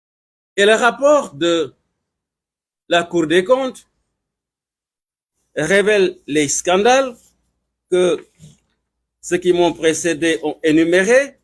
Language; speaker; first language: French; non-native, local second language; Wolof